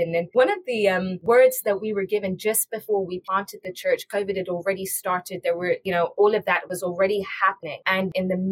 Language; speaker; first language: English; native; English